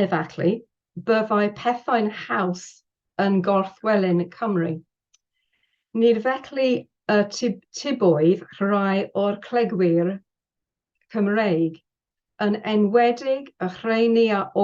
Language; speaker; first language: Welsh; non-native, learner; English